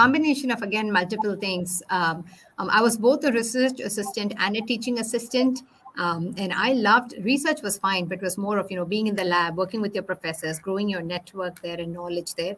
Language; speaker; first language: English; non-native, local second language; Tamil